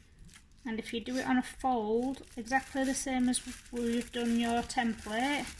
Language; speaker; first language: English; native; English